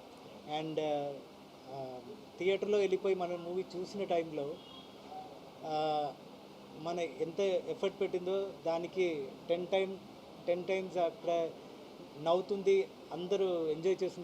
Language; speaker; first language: Telugu; non-native, fluent; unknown